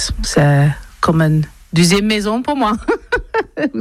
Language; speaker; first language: French; non-native, learner; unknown